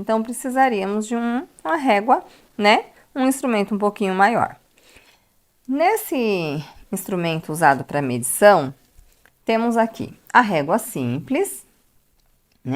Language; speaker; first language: Portuguese; native; Portuguese